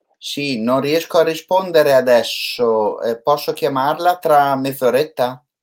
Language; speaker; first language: Italian; native; Italian